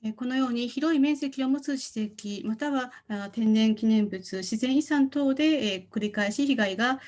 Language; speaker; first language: Japanese; non-native, fluent; Korean